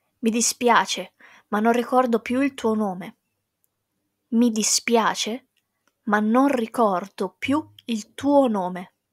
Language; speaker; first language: Italian; non-native, fluent; English